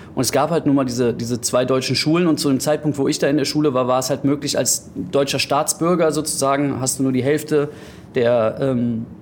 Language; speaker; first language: German; early bilingual, other home language; Greek